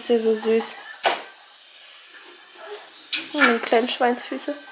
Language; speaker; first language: German; native; German